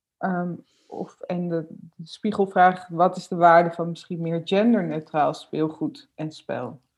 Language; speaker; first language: Dutch; native; Dutch